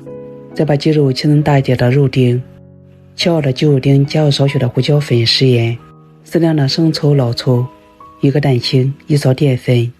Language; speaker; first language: Chinese; native; Chinese